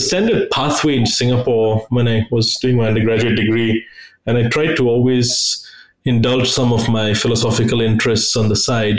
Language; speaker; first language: English; native; English